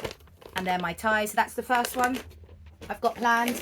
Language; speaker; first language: English; native; English